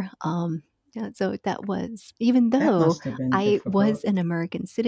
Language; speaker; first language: English; non-native, fluent; Chinese